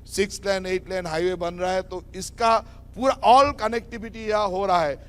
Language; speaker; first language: Hindi; non-native, local second language; Assamese